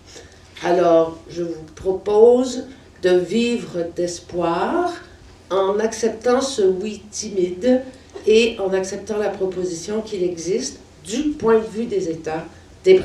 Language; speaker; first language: French; native; French